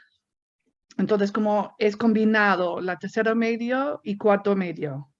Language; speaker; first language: Spanish; non-native, fluent; English